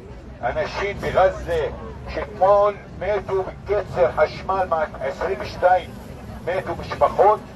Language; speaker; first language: Hebrew; non-native, local second language; Arabic